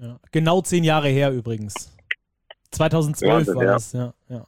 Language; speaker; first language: German; native; German